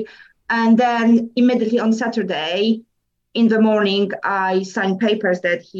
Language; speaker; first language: English; non-native, learner; Polish